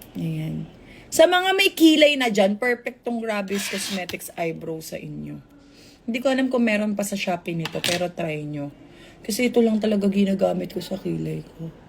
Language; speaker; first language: Filipino; native; Filipino